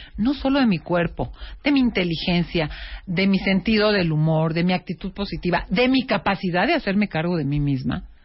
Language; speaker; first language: Spanish; native; Spanish